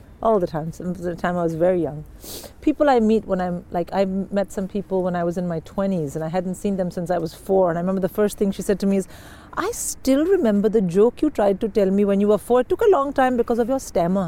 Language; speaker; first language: English; non-native, local second language; Hindi